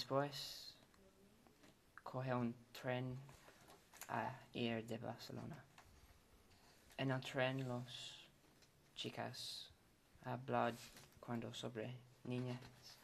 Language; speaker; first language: Spanish; non-native, learner; English